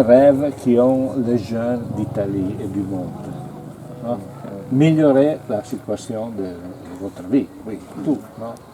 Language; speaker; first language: French; non-native, learner; Italian